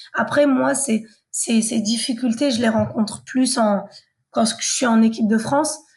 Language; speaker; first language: French; native; French